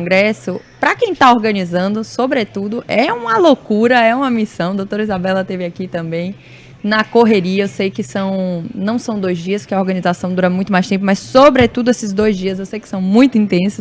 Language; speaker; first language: Portuguese; native; Portuguese